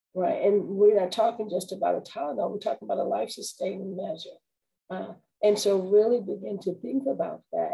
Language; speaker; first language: English; native; English